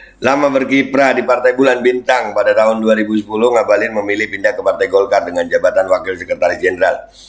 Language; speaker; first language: Indonesian; native; Indonesian